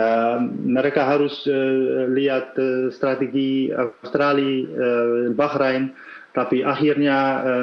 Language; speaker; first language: Indonesian; non-native, fluent; Dutch